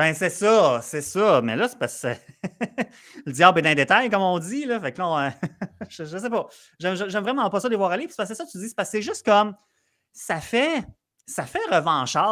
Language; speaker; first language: French; native; French